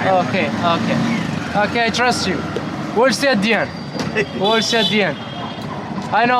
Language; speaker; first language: English; non-native, learner; French